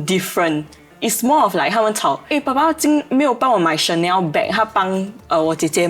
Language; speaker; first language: Chinese; non-native, local second language; English